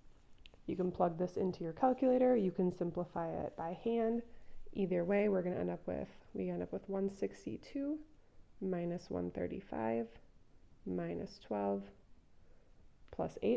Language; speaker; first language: English; native; English